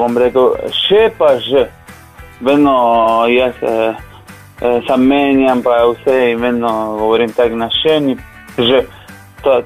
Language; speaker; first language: Slovenian; non-native, fluent; Spanish